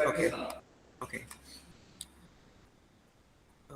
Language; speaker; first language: English; non-native, fluent; Indonesian